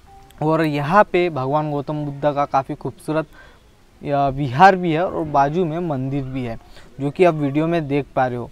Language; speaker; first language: Hindi; non-native, local second language; Marathi